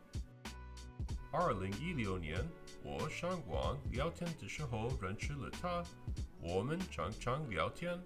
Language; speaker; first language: Chinese; non-native, learner; English